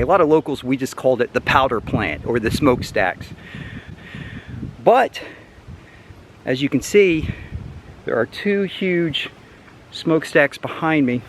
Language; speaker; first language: English; native; English